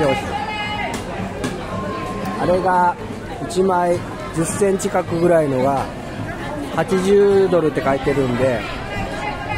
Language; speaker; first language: Japanese; native; Japanese